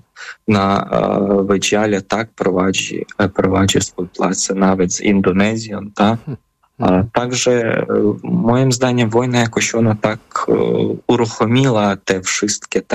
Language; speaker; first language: Polish; non-native, fluent; Ukrainian